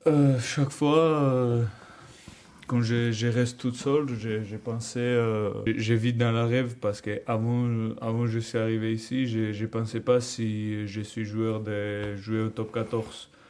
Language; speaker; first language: French; non-native, learner; Georgian